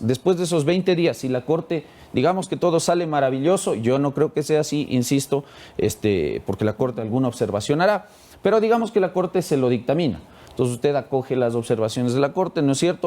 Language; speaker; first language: Spanish; native; Spanish